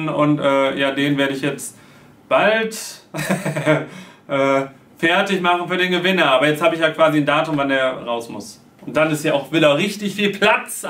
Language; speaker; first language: German; native; German